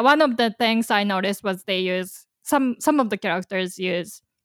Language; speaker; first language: English; non-native, fluent; Japanese